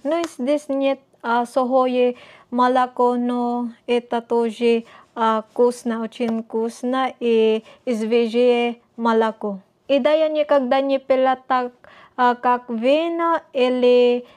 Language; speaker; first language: Russian; non-native, learner; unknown